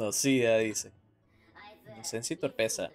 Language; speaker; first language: Spanish; native; Spanish